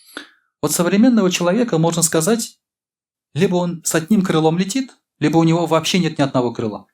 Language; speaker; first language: Russian; non-native, local second language; Tatar